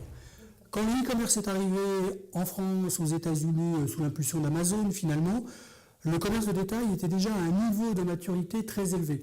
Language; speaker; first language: French; native; French